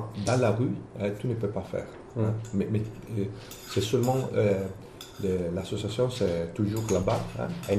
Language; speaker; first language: French; non-native, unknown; Italian